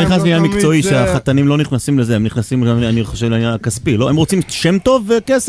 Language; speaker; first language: Hebrew; native; Hebrew